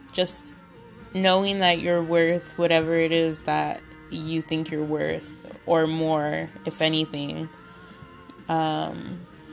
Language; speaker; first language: English; early bilingual, other home language; Spanish